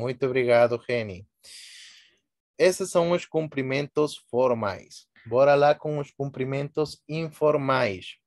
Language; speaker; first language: Portuguese; non-native, fluent; Spanish